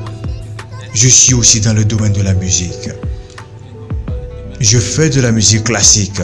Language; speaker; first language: French; non-native, local second language; Ewe